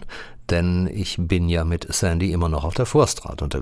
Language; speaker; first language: German; native; German